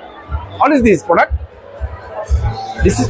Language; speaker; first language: English; non-native, learner; Bangla